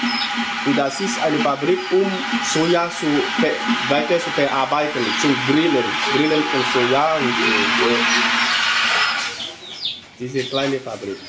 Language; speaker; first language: German; non-native, fluent; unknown